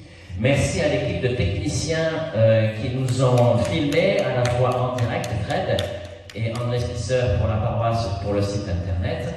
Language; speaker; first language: French; native; French